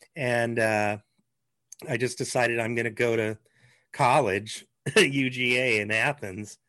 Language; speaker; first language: English; native; English